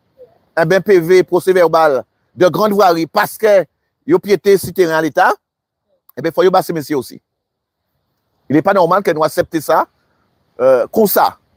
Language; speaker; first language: French; native; French